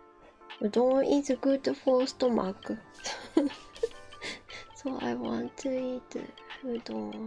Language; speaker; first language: English; non-native, learner; Japanese